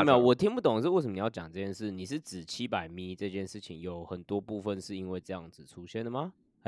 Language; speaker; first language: Chinese; native; Chinese